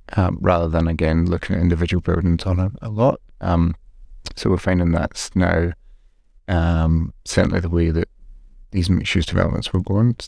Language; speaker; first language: English; native; English